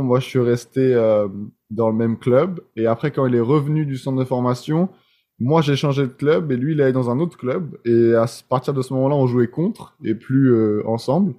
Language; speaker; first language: French; native; French